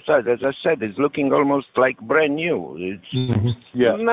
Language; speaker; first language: English; non-native, learner; French